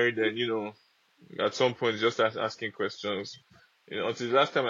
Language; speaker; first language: English; non-native, local second language; Yoruba